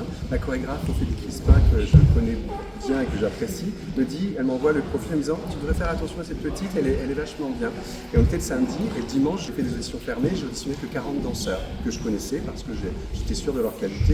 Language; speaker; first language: French; native; French